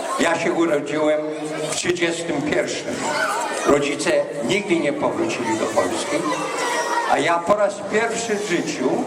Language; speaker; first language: Polish; early bilingual, heritage; Polish